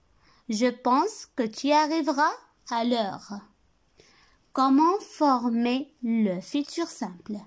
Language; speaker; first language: French; non-native, local second language; Arabic